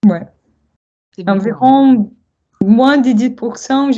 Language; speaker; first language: French; non-native, fluent; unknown